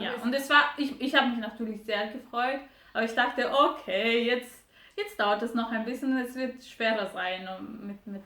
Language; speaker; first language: German; non-native, fluent; Romanian